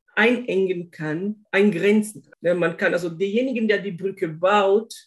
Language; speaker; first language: German; non-native, fluent; Portuguese